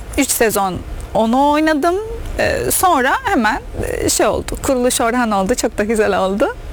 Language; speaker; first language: Turkish; non-native, fluent; Arabic